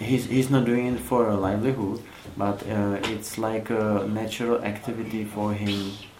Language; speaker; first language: English; non-native, fluent; Czech